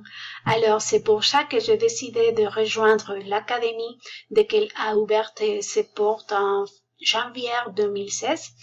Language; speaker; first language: French; non-native, fluent; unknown